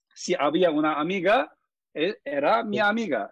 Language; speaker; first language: Spanish; non-native, learner; Turkish